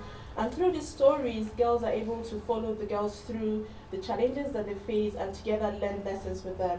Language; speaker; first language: English; non-native, local second language; Hausa